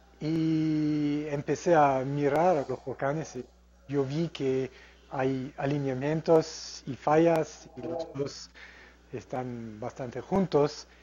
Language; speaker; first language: Spanish; non-native, fluent; English